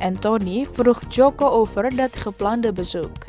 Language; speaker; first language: Dutch; non-native, learner; Indonesian